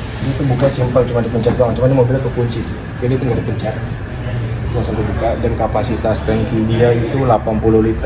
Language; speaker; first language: Indonesian; native; Indonesian